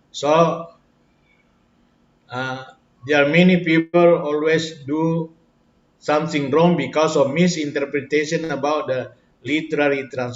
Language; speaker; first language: English; non-native, fluent; Indonesian